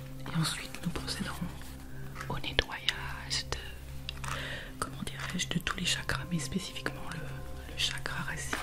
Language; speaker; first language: French; native; French